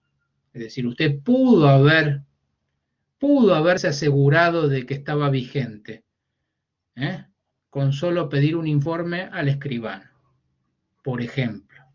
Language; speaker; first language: Spanish; native; Spanish